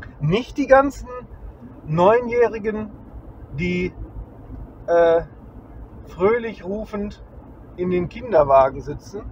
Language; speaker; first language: German; native; German